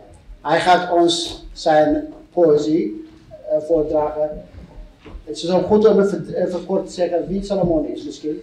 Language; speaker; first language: Dutch; non-native, fluent; Amharic